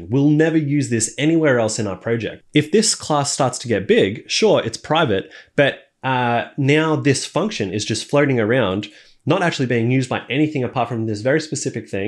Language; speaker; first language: English; native; English